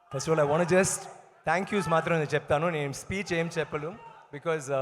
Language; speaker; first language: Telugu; non-native, learner; Tamil